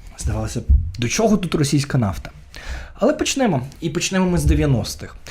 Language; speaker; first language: Ukrainian; non-native, local second language; Russian